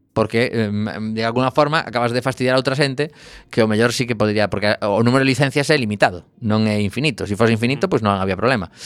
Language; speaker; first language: Galician; native; Galician